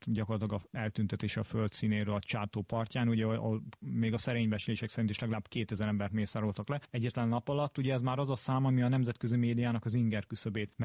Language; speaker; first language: Hungarian; native; Hungarian